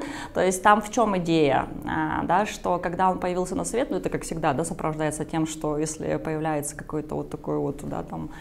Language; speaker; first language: Russian; native; Russian